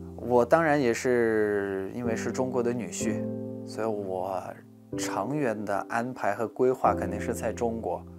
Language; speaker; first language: Chinese; non-native, fluent; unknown